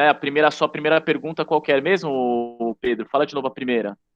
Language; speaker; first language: Portuguese; native; Portuguese